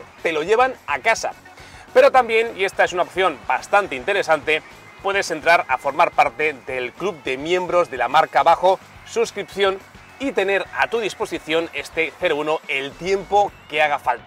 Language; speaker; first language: Spanish; native; Spanish